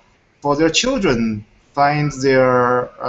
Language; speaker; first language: English; non-native, fluent; Chinese